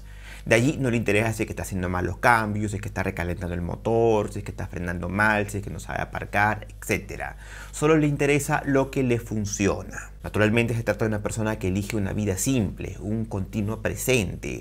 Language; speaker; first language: Spanish; native; Spanish